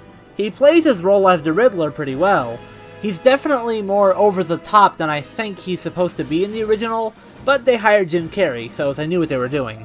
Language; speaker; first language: English; native; English